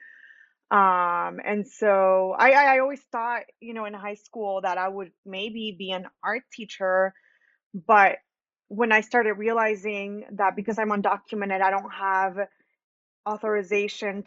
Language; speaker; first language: English; early bilingual, other home language; Spanish